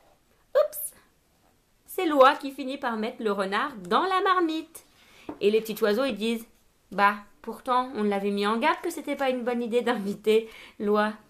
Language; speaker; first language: French; native; French